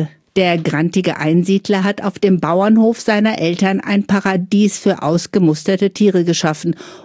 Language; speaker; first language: German; native; German